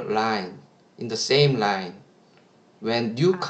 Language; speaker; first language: English; non-native, learner; Korean